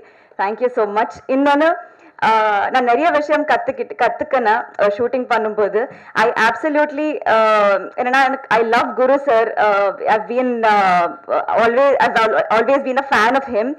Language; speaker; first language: Tamil; non-native, learner; Telugu